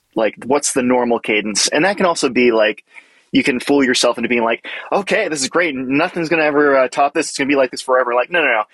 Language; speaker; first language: English; native; English